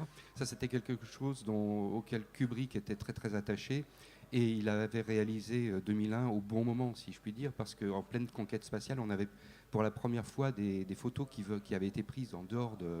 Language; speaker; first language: French; native; French